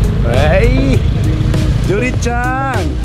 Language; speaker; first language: Japanese; non-native, learner; Indonesian